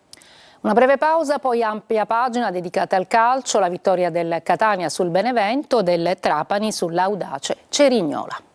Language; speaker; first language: Italian; native; Italian